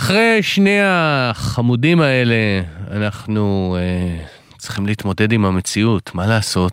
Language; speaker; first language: Hebrew; native; Hebrew